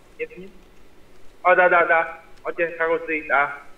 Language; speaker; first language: Russian; non-native, learner; Vietnamese